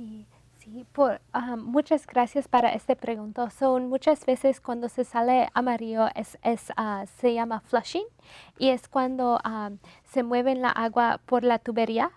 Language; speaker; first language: Spanish; non-native, fluent; English